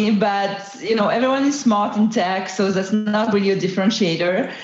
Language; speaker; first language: English; non-native, fluent; French